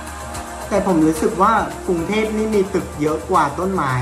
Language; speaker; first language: Thai; non-native, fluent; Vietnamese